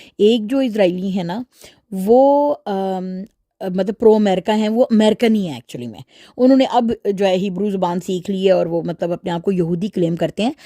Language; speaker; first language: Urdu; early bilingual, heritage; Urdu